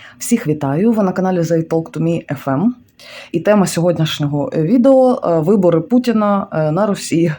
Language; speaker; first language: Ukrainian; non-native, local second language; Russian